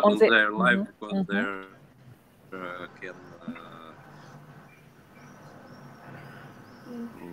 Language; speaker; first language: English; non-native, learner; Ukrainian